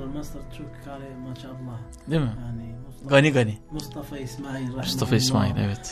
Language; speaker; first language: Turkish; non-native, learner; Arabic